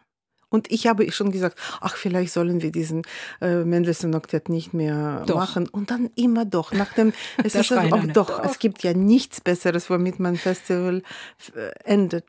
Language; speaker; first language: German; non-native, fluent; Russian